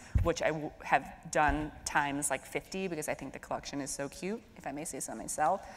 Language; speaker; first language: English; native; English